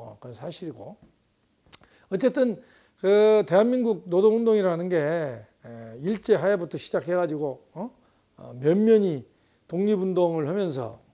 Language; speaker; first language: Korean; native; Korean